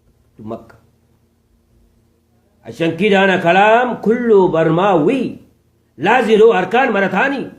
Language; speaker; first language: Arabic; non-native, learner; Rohingya